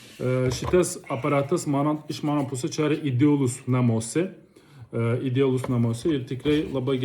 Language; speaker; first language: Lithuanian; non-native, learner; Turkish